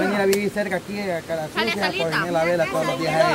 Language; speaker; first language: Spanish; native; Spanish